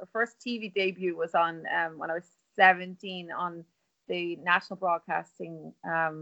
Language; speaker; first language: English; non-native, local second language; Irish